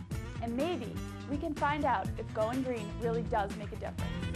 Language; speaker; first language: English; native; English